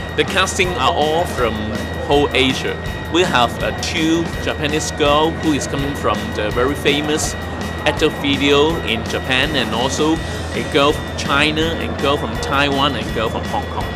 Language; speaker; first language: English; non-native, local second language; Cantonese